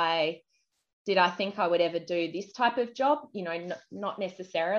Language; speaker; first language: English; native; English